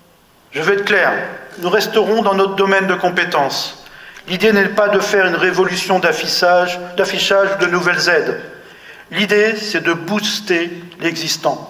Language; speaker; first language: French; native; French